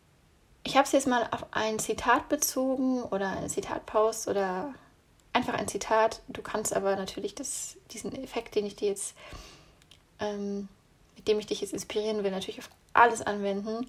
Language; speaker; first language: German; native; German